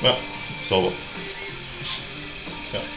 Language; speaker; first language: German; native; German